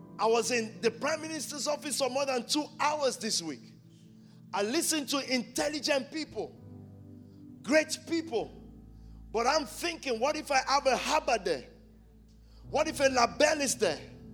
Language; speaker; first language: English; non-native, local second language; Yoruba